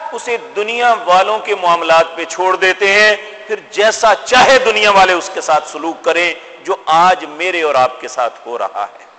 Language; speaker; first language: Urdu; non-native, local second language; Punjabi